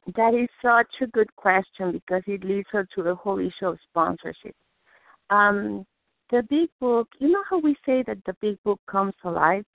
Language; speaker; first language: English; non-native, fluent; Spanish